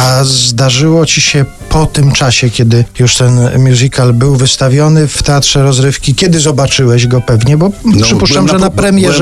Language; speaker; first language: Polish; native; Polish